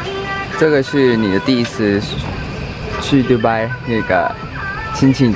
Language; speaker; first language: Chinese; non-native, learner; Thai